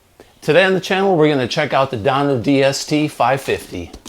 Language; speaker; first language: English; native; English